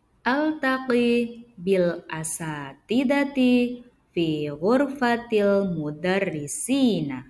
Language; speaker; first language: Arabic; non-native, fluent; Indonesian